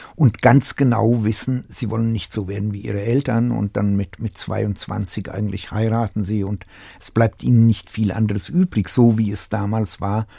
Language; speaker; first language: German; native; German